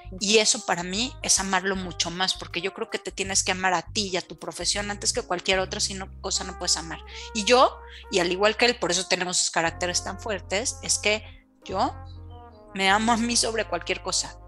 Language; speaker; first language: Spanish; native; Spanish